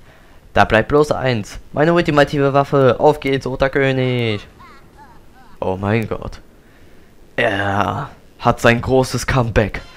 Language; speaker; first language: German; native; German